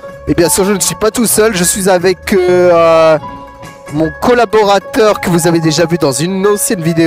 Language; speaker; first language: French; native; French